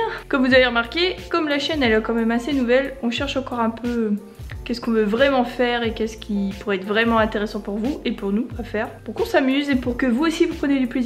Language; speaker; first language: French; native; French